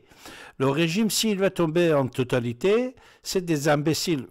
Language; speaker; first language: French; non-native, fluent; Persian